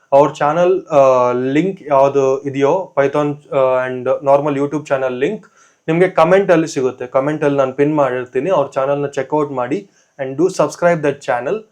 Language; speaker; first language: Kannada; non-native, local second language; Telugu